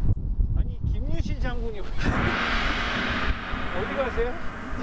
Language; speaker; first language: Korean; native; Korean